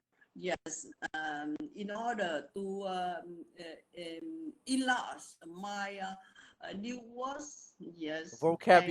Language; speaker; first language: English; non-native, learner; Vietnamese